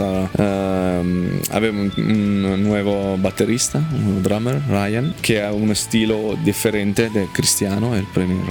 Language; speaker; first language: Spanish; non-native, learner; Italian